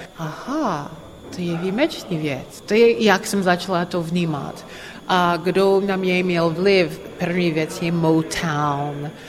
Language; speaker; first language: Czech; non-native, learner; English